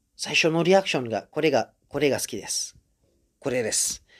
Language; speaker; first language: Japanese; non-native, fluent; Indonesian